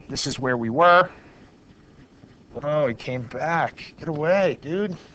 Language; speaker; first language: English; native; English